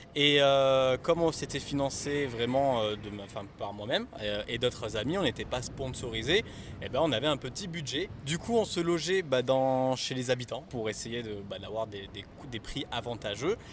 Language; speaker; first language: French; native; French